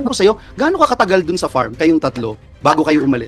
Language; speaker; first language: Filipino; native; Filipino